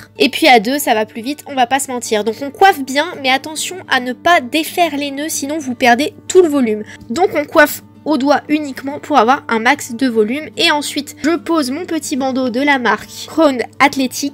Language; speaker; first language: French; native; French